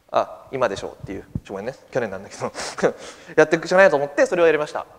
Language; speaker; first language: Japanese; native; Japanese